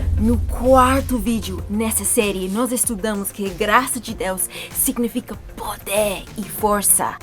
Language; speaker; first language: Portuguese; non-native, fluent; English